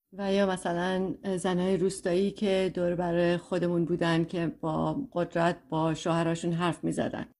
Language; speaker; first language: Persian; early bilingual, heritage; Persian